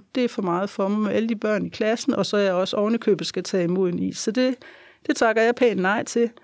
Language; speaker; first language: Danish; native; Danish